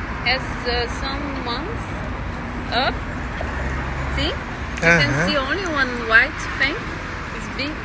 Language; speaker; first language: English; non-native, learner; Portuguese